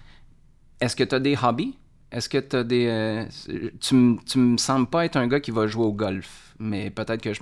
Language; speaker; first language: French; native; French